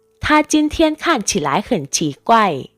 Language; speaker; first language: Chinese; non-native, fluent; Thai